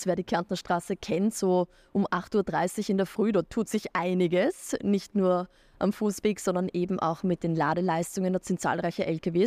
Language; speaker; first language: German; native; German